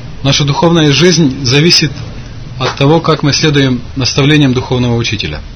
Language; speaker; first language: Russian; native; Russian